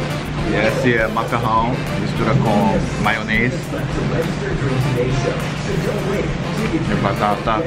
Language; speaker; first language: Portuguese; non-native, learner; English